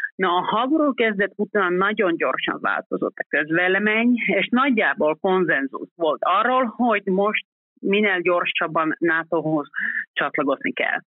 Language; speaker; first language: Hungarian; non-native, fluent; Finnish